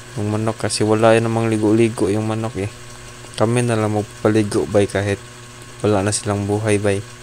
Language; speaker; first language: Filipino; non-native, local second language; Cebuano